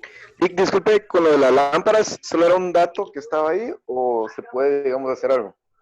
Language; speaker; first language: Spanish; native; Spanish